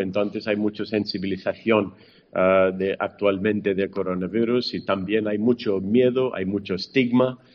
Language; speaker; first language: Spanish; non-native, fluent; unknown